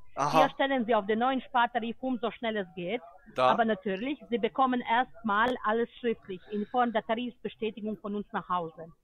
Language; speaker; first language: German; non-native, fluent; Bosnian